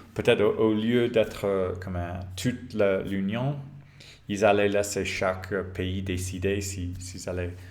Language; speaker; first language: French; non-native, fluent; English